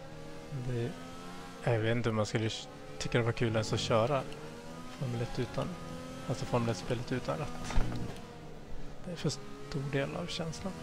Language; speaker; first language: Swedish; native; Swedish